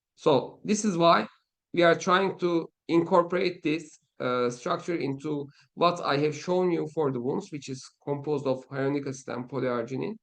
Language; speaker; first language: English; non-native, fluent; Turkish